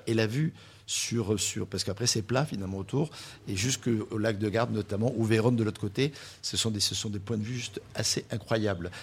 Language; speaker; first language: French; native; French